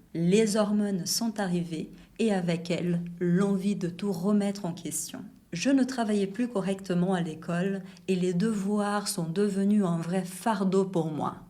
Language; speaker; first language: French; non-native, fluent; Portuguese